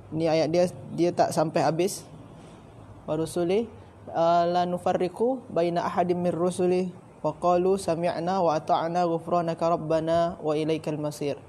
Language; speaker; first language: Malay; native; Malay